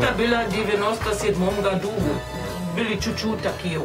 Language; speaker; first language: Russian; non-native, fluent; German